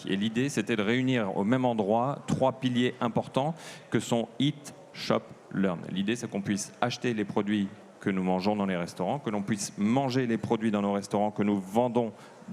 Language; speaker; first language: French; native; French